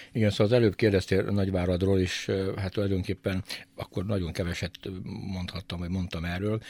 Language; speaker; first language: Hungarian; native; Hungarian